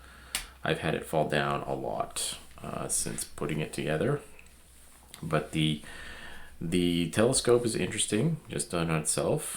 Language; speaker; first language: English; native; English